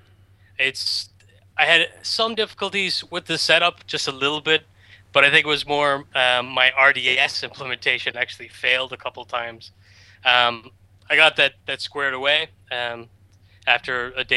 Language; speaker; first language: English; native; English